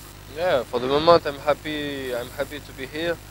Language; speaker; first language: English; non-native, learner; French